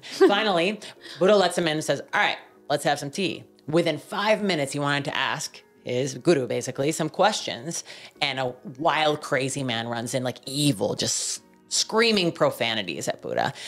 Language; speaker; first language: English; native; English